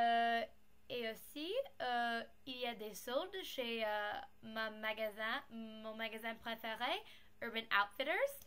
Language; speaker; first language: French; non-native, learner; English